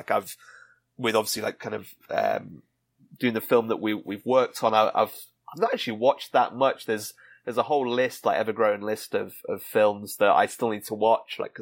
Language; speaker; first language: English; native; English